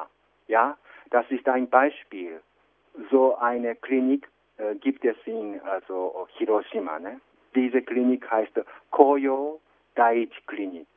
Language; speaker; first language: German; non-native, fluent; Japanese